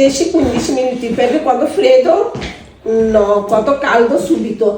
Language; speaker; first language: Italian; non-native, learner; Bangla